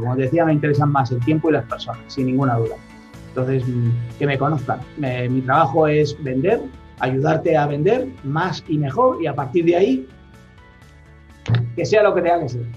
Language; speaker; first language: Spanish; native; Spanish